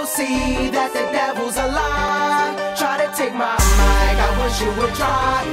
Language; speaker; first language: English; native; English